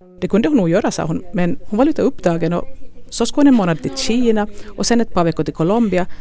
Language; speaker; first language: Swedish; native; Swedish